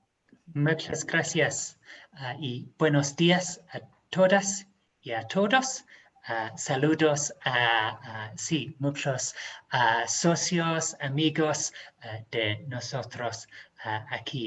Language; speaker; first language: Spanish; non-native, fluent; English